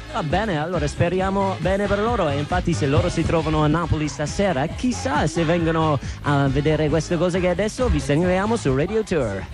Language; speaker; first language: Italian; non-native, fluent; English